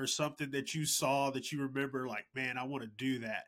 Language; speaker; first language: English; native; English